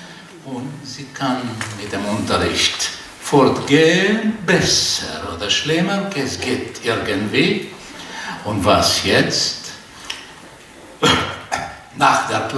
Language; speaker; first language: German; non-native, fluent; Portuguese